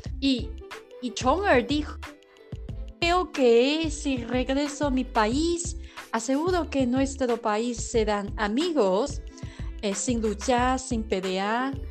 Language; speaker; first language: Spanish; non-native, learner; Chinese